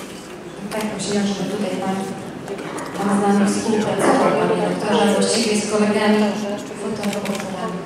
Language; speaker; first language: Polish; native; Polish